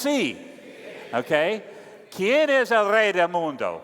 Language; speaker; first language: Spanish; non-native, learner; English